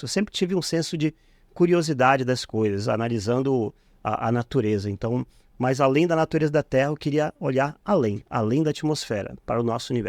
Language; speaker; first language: Portuguese; native; Portuguese